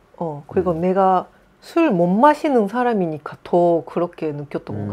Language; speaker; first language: Korean; non-native, fluent; Japanese